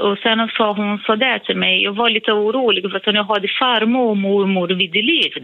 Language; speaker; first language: Swedish; non-native, fluent; Portuguese